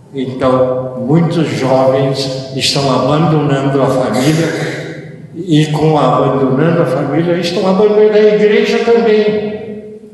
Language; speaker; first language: Portuguese; early bilingual, other home language; Japanese